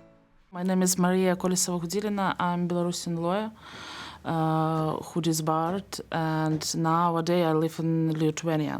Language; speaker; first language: English; non-native, learner; Belarusian